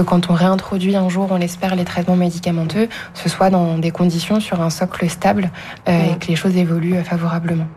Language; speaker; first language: French; native; French